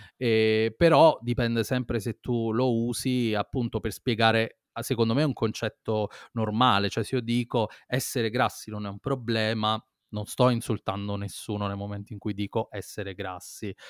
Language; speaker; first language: Italian; native; Italian